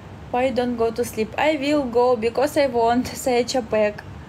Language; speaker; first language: English; non-native, learner; Russian